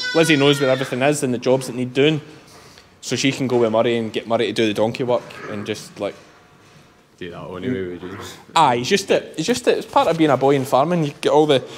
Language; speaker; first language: English; native; English